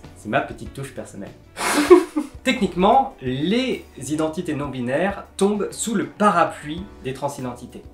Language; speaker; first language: French; native; French